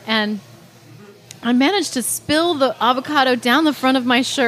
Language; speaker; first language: English; native; English